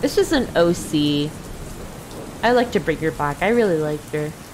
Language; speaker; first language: English; early bilingual, other home language; Spanish